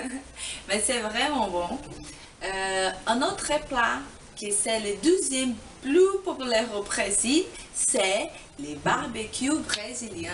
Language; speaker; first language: French; non-native, fluent; Portuguese